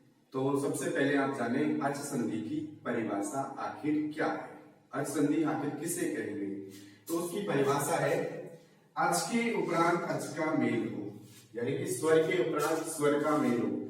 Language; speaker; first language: Hindi; native; Hindi